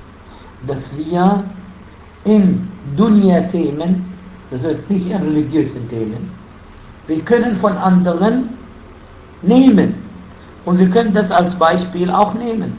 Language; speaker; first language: German; non-native, fluent; Arabic